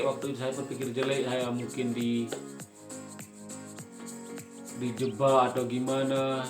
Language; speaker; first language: Indonesian; non-native, local second language; Sasak